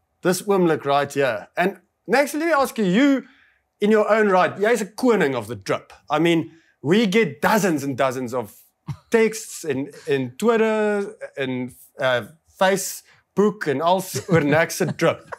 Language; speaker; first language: English; non-native, local second language; Afrikaans